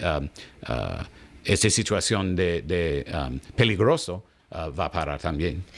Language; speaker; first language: Spanish; non-native, learner; English